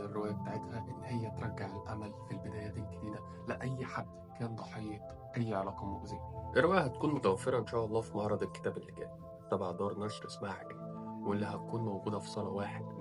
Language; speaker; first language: Arabic; native; Arabic